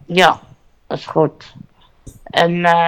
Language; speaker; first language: Dutch; non-native, learner; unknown